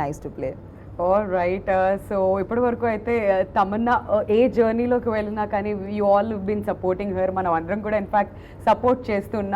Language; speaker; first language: Telugu; native; Telugu